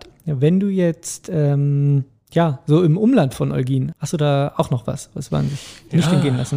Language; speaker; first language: German; native; German